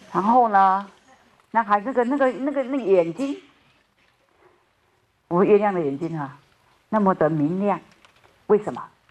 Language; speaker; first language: Chinese; native; Chinese